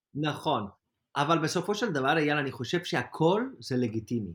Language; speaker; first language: Hebrew; non-native, fluent; Spanish